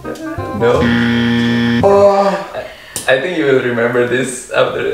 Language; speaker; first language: English; non-native, learner; Indonesian